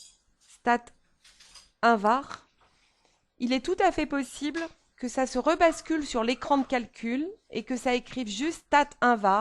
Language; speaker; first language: French; native; French